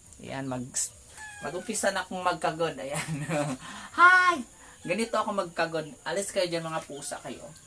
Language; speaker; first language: Filipino; non-native, local second language; Cebuano